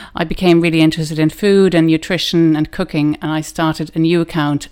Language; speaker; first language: English; non-native, fluent; German